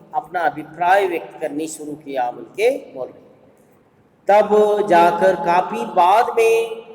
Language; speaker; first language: Hindi; non-native, local second language; Kannada